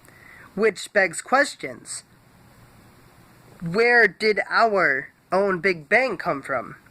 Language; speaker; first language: English; native; English